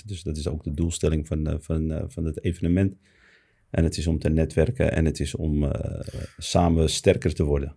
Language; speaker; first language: Dutch; early bilingual, other home language; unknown